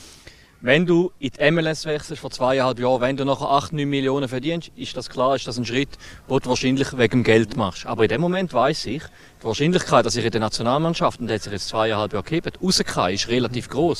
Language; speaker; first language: German; native; German